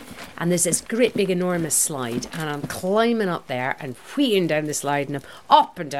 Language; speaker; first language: English; native; English